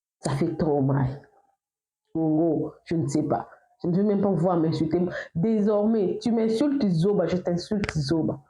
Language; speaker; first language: French; non-native, local second language; Lingala